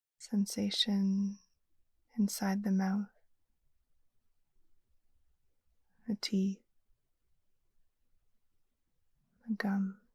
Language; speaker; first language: English; native; English